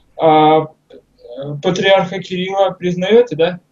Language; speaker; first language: Russian; native; Russian